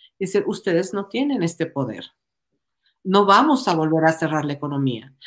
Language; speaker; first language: Spanish; native; Spanish